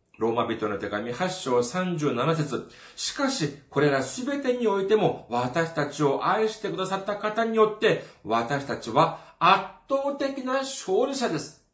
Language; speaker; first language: Japanese; non-native, fluent; Korean